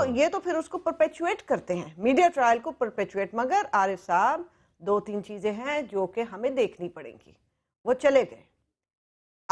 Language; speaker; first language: Urdu; native; Urdu